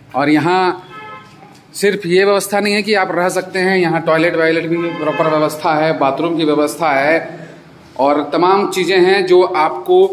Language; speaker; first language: Hindi; native; Hindi